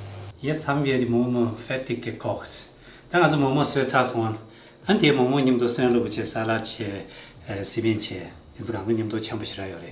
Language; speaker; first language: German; non-native, learner; Tibetan